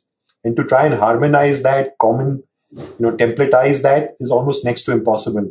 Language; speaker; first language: English; non-native, local second language; Hindi